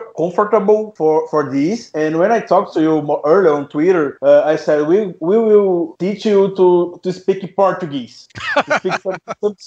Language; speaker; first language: English; non-native, fluent; Portuguese